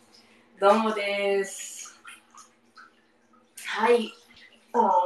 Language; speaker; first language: Japanese; non-native, learner; English